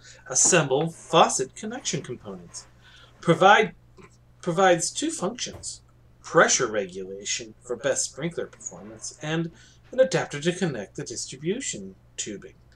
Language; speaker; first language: English; native; English